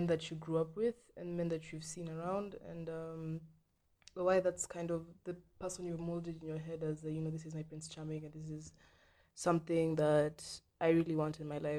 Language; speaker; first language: English; non-native, local second language; Swahili